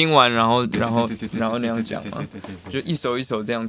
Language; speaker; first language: Chinese; native; Chinese